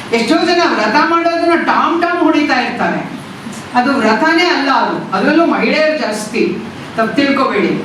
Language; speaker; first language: Kannada; non-native, local second language; Tamil